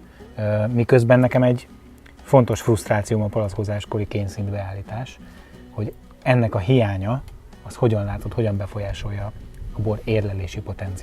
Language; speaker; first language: Hungarian; native; Hungarian